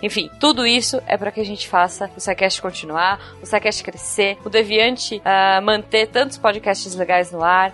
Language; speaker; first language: Portuguese; native; Portuguese